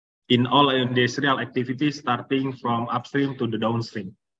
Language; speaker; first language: English; non-native, fluent; Indonesian